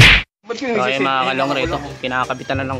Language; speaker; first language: Filipino; native; Filipino